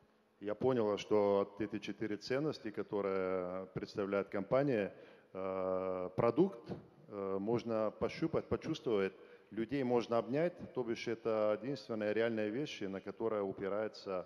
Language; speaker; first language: Russian; non-native, fluent; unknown